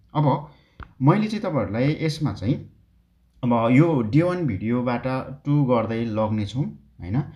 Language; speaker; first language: Nepali; native; Nepali